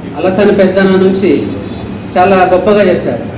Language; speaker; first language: Telugu; native; Telugu